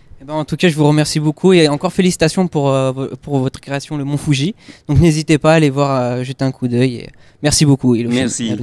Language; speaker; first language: French; native; French